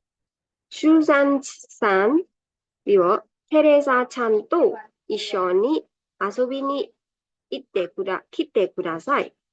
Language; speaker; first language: Japanese; non-native, fluent; Burmese